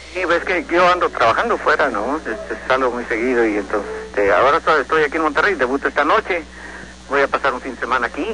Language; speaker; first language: Spanish; native; Spanish